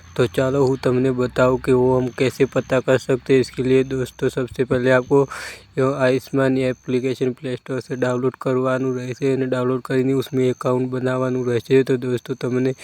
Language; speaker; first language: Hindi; non-native, local second language; Gujarati